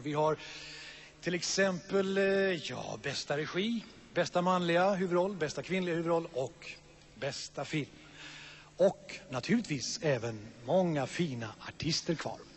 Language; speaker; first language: Swedish; native; Swedish